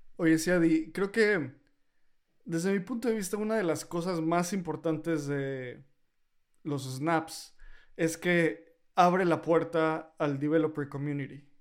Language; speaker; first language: Spanish; native; Spanish